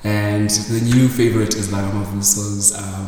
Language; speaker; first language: English; non-native, local second language; Xhosa